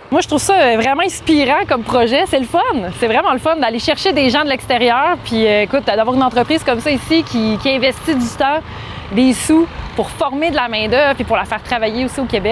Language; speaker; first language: French; native; French